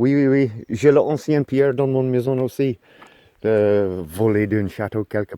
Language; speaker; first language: French; non-native, learner; English